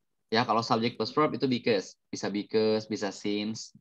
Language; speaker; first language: English; non-native, fluent; Indonesian